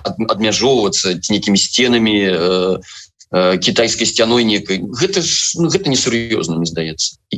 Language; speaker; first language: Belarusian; non-native, local second language; Russian